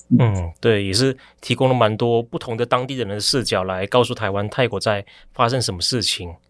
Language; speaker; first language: Chinese; native; Chinese